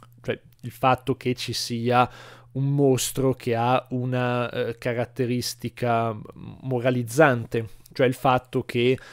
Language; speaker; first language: Italian; native; Italian